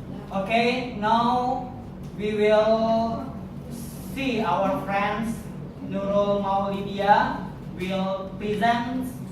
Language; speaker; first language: English; non-native, learner; Indonesian